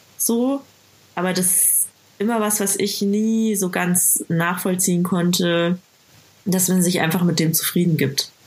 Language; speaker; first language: German; native; German